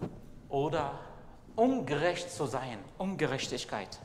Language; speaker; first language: German; non-native, fluent; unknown